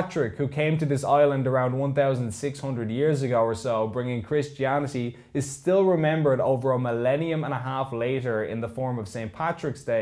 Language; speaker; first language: English; native; English